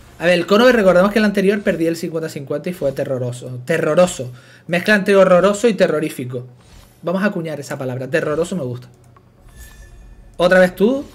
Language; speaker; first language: Spanish; native; Spanish